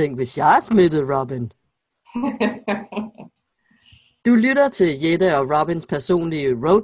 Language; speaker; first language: Danish; native; Danish